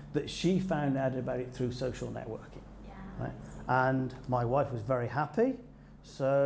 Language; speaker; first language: English; native; English